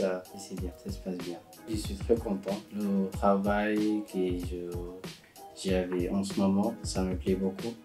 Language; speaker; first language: French; non-native, learner; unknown